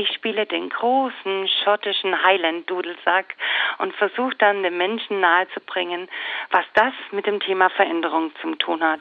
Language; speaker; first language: German; native; German